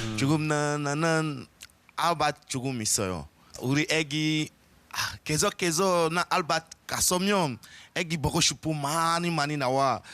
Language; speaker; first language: Korean; non-native, learner; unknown